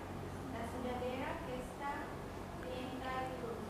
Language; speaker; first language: Spanish; non-native, learner; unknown